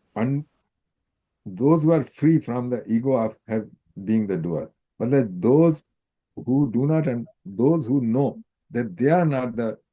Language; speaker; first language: English; non-native, local second language; Hindi